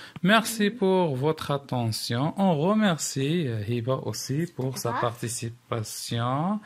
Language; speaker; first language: French; non-native, local second language; Arabic